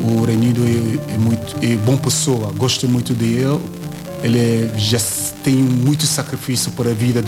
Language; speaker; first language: Portuguese; non-native, learner; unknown